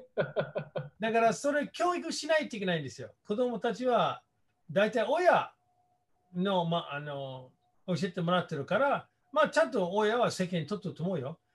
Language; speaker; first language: Japanese; non-native, fluent; English